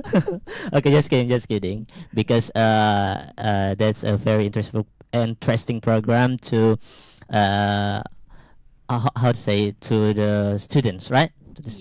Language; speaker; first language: English; non-native, learner; Indonesian